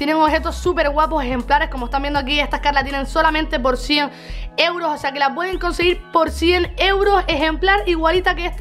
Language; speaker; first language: Spanish; native; Spanish